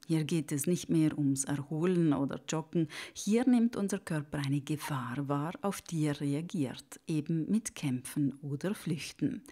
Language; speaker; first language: German; native; German